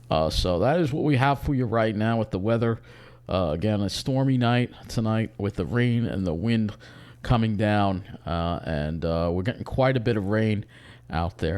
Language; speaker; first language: English; native; English